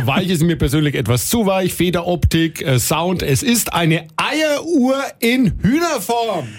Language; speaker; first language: German; native; German